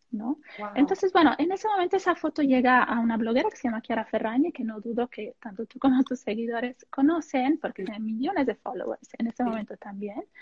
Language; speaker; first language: Spanish; non-native, fluent; Italian